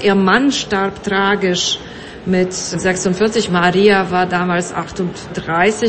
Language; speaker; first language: German; non-native, fluent; Polish